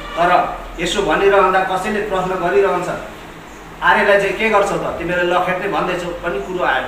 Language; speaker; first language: Nepali; non-native, local second language; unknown